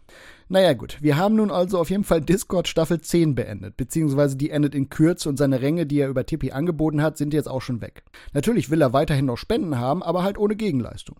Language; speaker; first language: German; native; German